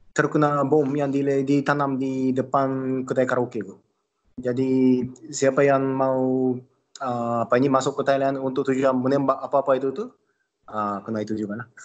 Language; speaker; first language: Malay; non-native, fluent; Japanese